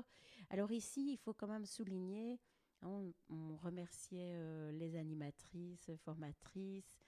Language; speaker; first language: French; native; French